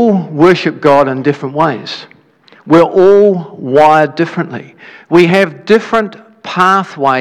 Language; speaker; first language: English; native; English